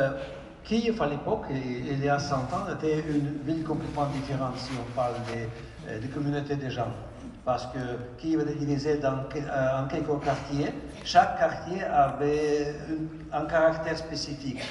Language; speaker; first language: French; non-native, fluent; Russian